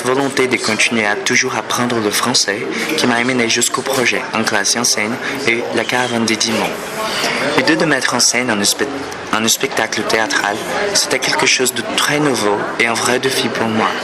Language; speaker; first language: French; non-native, fluent; Portuguese